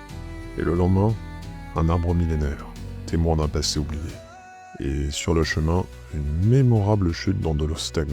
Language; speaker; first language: French; native; French